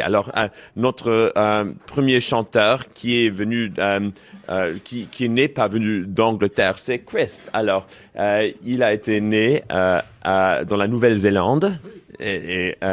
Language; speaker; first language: French; non-native, learner; English